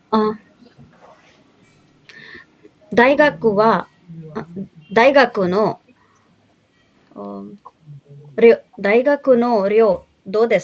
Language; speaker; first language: Japanese; non-native, learner; Kannada